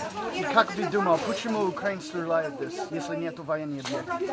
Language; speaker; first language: Russian; non-native, learner; English